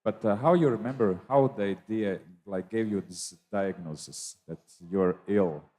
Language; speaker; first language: English; non-native, fluent; Latvian